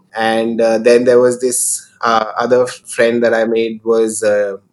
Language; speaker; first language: English; non-native, local second language; Hindi